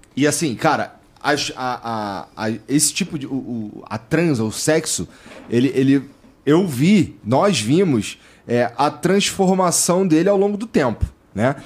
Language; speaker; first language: Portuguese; native; Portuguese